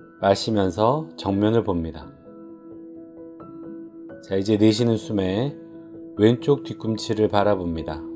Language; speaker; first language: Korean; native; Korean